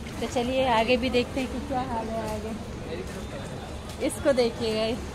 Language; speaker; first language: Hindi; non-native, local second language; Gujarati